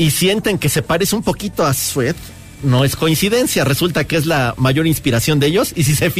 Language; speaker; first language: Spanish; native; Spanish